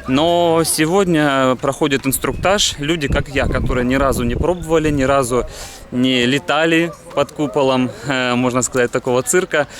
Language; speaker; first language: Russian; native; Russian